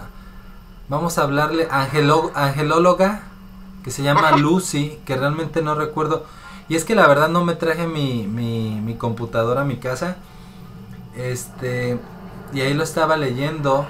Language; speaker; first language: Spanish; native; Spanish